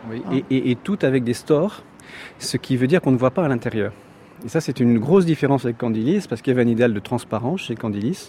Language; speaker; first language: French; native; French